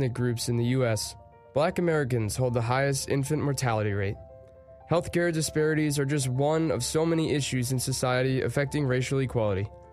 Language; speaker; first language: English; native; English